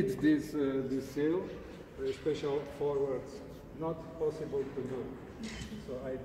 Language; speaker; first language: English; non-native, learner; Slovak